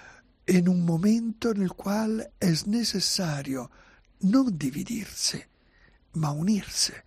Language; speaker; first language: Spanish; non-native, fluent; Italian